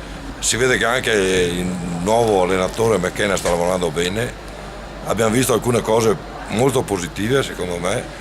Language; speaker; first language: Italian; native; Italian